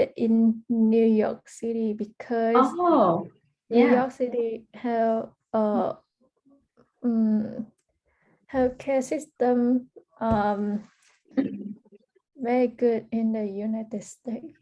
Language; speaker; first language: English; early bilingual, heritage; Vietnamese